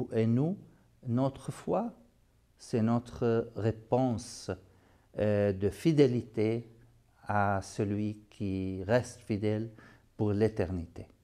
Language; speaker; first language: French; non-native, local second language; Arabic